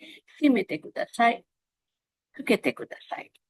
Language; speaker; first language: Japanese; non-native, fluent; Filipino